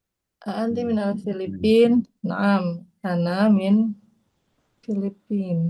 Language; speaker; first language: Arabic; non-native, learner; Indonesian